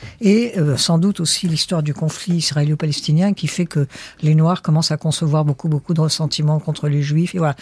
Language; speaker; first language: French; early bilingual, heritage; French